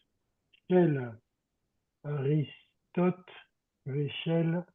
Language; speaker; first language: Hebrew; non-native, learner; French